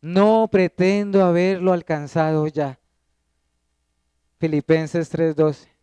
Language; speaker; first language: Spanish; native; Spanish